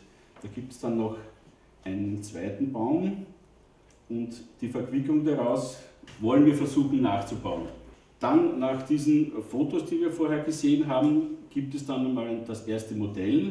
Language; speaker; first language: German; native; German